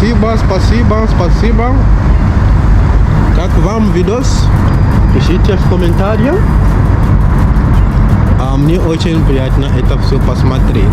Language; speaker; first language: Russian; non-native, learner; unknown